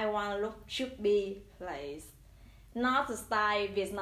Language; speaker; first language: English; non-native, learner; Vietnamese